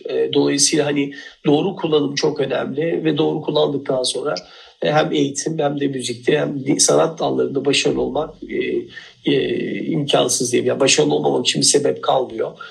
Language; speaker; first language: Turkish; native; Turkish